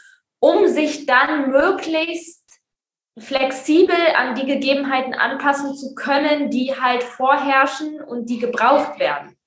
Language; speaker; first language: German; native; German